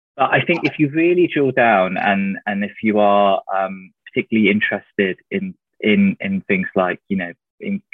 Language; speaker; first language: English; native; English